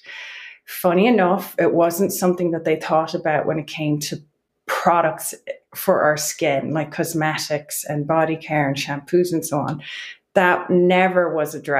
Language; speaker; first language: English; native; English